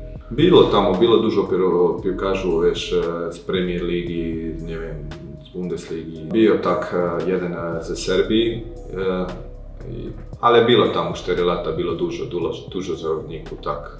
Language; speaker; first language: Polish; non-native, learner; Croatian